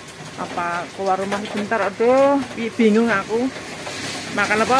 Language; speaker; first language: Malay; non-native, local second language; Javanese